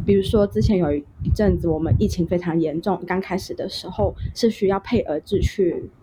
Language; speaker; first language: Chinese; non-native, local second language; Cantonese